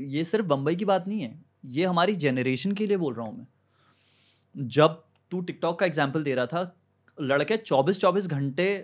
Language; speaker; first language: Hindi; native; Hindi